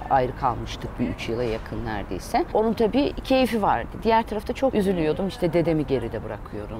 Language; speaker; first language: Turkish; early bilingual, heritage; Turkish